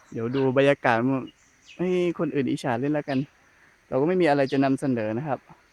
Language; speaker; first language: Thai; native; Thai